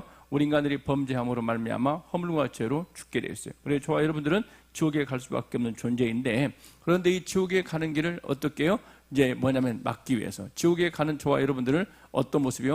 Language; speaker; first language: Korean; native; Korean